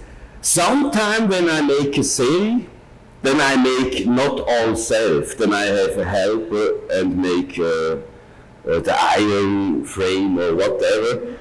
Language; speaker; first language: English; non-native, learner; German